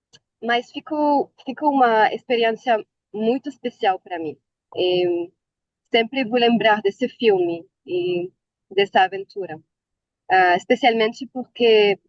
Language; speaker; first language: Portuguese; non-native, learner; Arabic